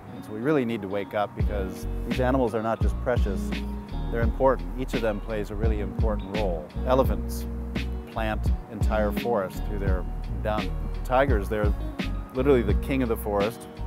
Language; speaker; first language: English; native; English